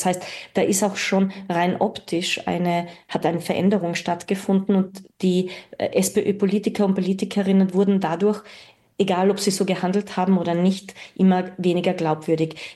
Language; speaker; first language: German; native; German